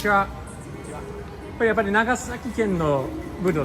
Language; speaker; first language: Japanese; non-native, learner; English